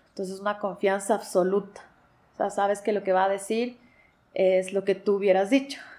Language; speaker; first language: Spanish; native; Spanish